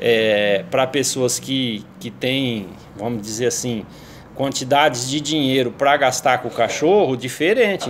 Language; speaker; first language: Portuguese; native; Portuguese